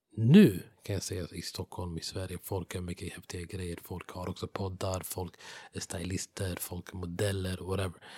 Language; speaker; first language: Swedish; non-native, fluent; English